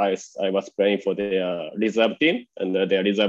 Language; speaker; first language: English; non-native, fluent; Japanese